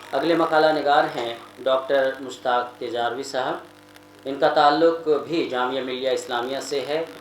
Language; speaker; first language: Urdu; native; Urdu